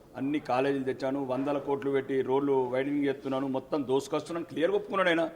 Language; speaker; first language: Telugu; native; Telugu